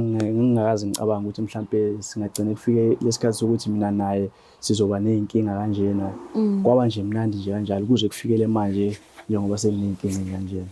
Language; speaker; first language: Zulu; native; Zulu